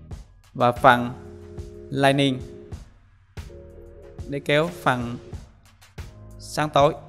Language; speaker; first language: Vietnamese; native; Vietnamese